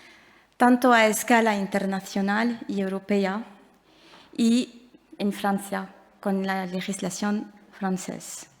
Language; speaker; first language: Spanish; non-native, learner; French